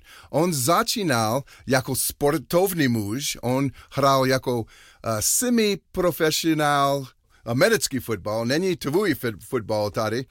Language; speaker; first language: Czech; non-native, learner; English